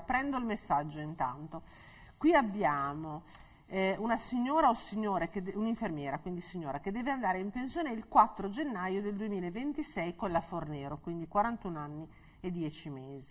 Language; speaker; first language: Italian; native; Italian